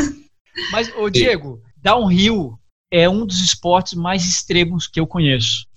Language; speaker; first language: Portuguese; native; Portuguese